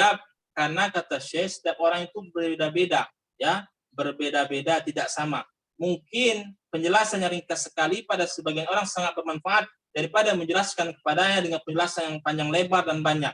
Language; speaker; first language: Indonesian; native; Indonesian